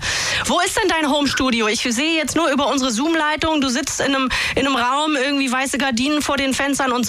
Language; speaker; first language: German; native; German